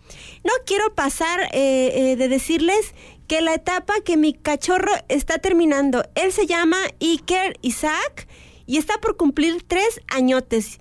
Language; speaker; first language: Spanish; native; Spanish